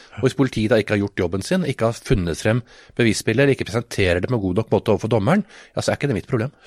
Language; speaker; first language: Norwegian; native; Norwegian